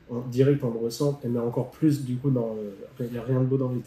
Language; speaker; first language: French; native; French